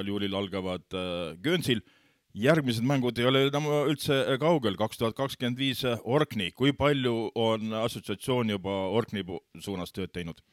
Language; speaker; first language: Estonian; native; Estonian